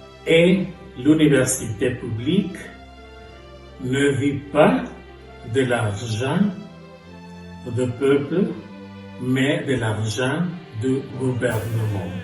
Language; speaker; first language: French; non-native, fluent; Spanish